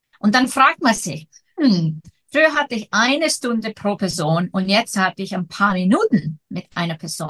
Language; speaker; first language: German; non-native, fluent; Icelandic